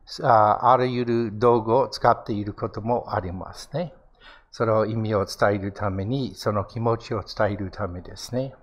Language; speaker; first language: Japanese; non-native, fluent; English